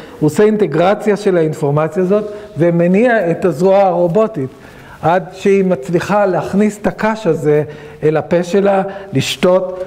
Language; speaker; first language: Hebrew; native; Hebrew